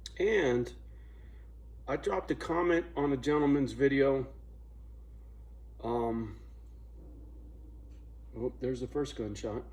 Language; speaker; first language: English; native; English